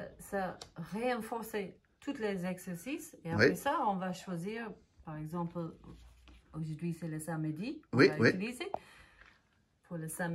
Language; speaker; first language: French; non-native, learner; English